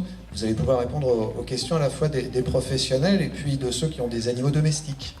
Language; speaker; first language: French; native; French